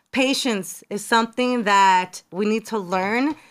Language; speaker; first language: English; native; English